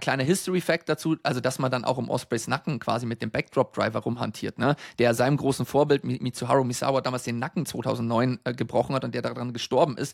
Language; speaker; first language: German; native; German